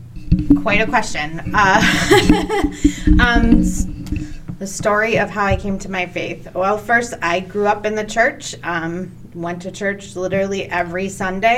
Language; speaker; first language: English; native; English